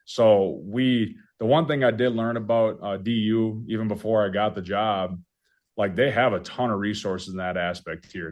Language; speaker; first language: English; native; English